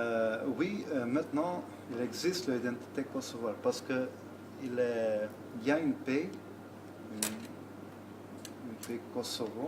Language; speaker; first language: French; non-native, learner; Albanian